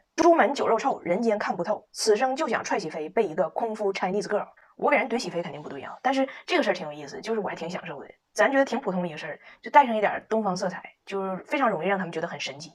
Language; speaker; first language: Chinese; native; Chinese